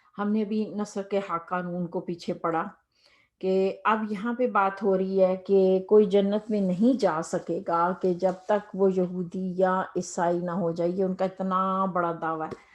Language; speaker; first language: Urdu; native; Urdu